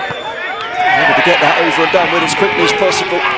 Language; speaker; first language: English; native; English